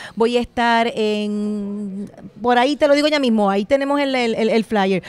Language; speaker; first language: Spanish; native; Spanish